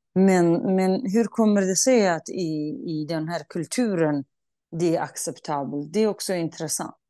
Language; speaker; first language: Swedish; non-native, fluent; Kurdish